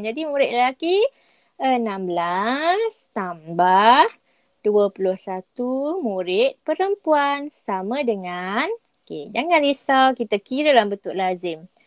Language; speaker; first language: Malay; native; Malay